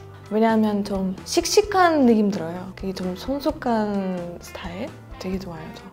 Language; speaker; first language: Korean; non-native, fluent; Russian